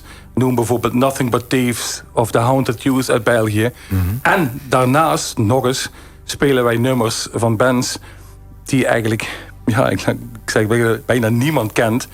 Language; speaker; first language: Dutch; native; Dutch